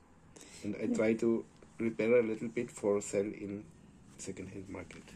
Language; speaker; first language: English; non-native, learner; German